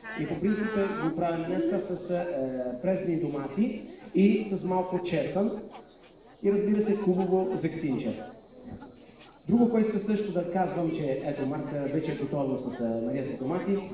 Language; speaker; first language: Bulgarian; non-native, fluent; Italian